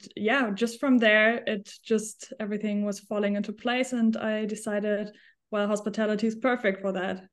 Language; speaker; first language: English; non-native, fluent; German